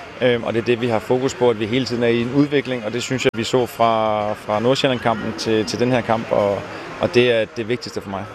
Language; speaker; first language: Danish; native; Danish